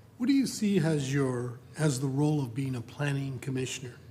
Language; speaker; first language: English; native; English